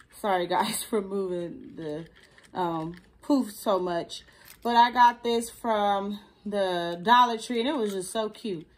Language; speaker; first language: English; native; English